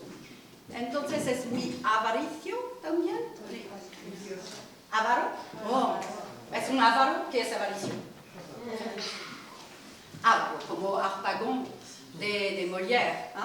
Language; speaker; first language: Spanish; non-native, learner; French